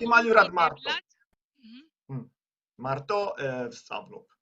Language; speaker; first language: Georgian; non-native, learner; Italian